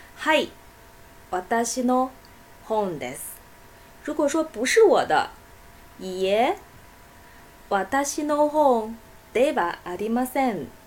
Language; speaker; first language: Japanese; non-native, fluent; Chinese